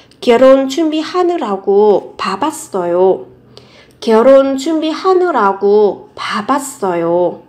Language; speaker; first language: Korean; non-native, fluent; Vietnamese